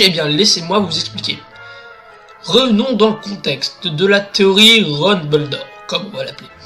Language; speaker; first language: French; native; French